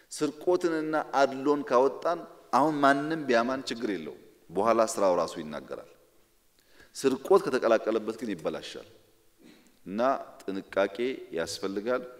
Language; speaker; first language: Amharic; non-native, local second language; Oromo